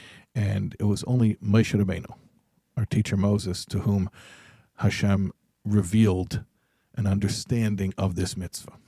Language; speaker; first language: English; native; English